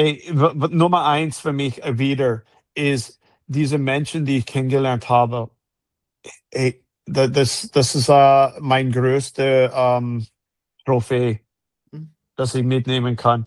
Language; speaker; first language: German; non-native, fluent; English